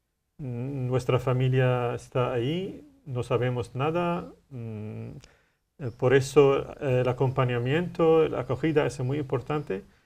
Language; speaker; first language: Spanish; non-native, learner; Arabic